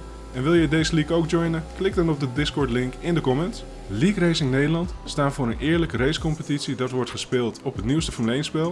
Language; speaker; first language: Dutch; native; Dutch